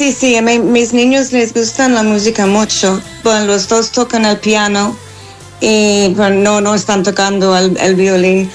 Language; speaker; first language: Spanish; non-native, learner; English